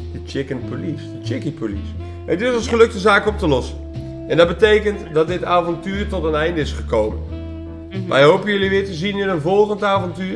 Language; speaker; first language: Dutch; native; Dutch